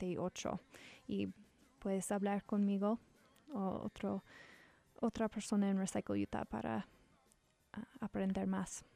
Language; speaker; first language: Spanish; non-native, learner; English